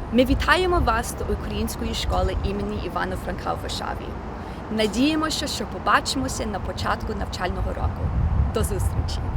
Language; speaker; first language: Ukrainian; early bilingual, heritage; Ukrainian